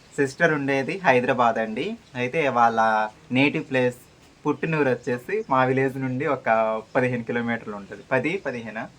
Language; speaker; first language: Telugu; native; Telugu